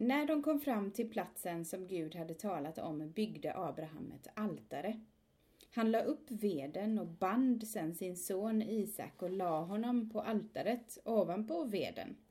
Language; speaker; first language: Swedish; native; Swedish